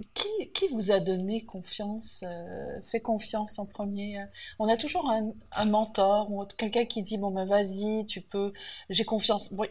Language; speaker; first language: French; native; French